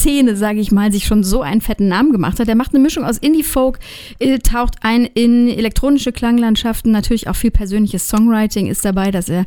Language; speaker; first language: German; native; German